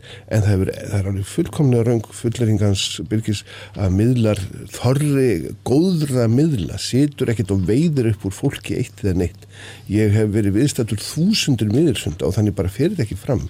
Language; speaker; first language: Icelandic; native; Icelandic